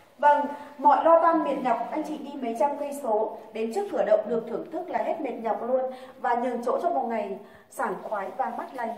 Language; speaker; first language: Vietnamese; non-native, local second language; Tày